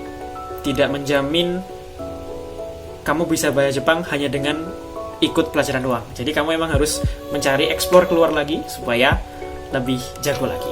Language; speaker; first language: Indonesian; native; Indonesian